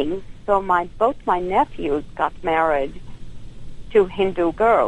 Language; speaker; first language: English; non-native, local second language; Hindi